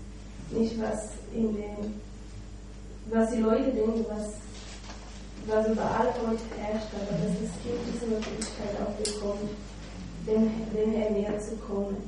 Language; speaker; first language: German; non-native, fluent; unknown